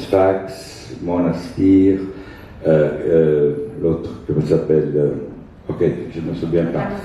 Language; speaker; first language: French; non-native, fluent; Italian